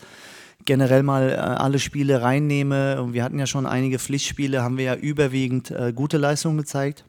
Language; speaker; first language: German; native; German